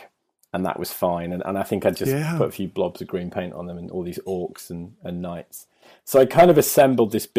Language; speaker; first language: English; native; English